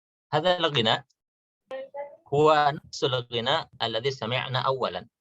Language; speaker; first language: Arabic; non-native, fluent; Indonesian